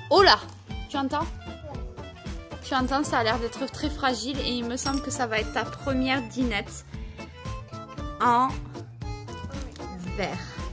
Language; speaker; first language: French; native; French